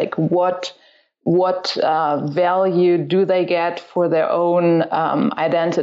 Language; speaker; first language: English; non-native, fluent; German